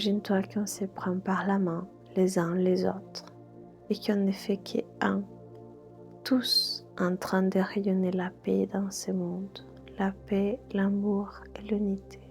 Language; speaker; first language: French; non-native, fluent; Spanish